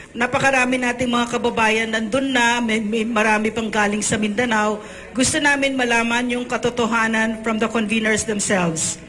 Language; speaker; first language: Filipino; native; Filipino